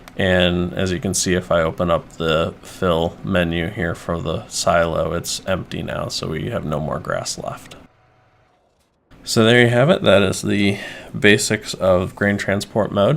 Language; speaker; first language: English; native; English